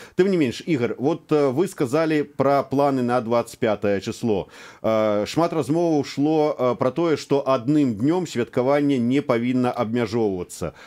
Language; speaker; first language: Belarusian; native; Belarusian